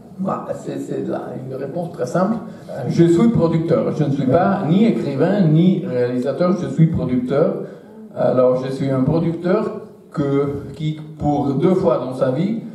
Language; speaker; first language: French; non-native, fluent; Italian